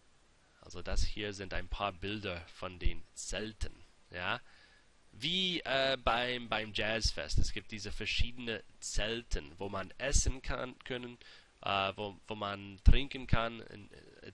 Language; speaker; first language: German; non-native, fluent; English